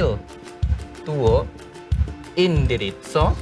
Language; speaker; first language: Italian; non-native, fluent; Indonesian